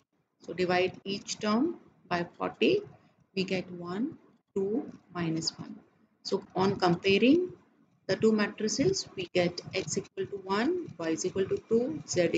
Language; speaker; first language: English; non-native, local second language; Hindi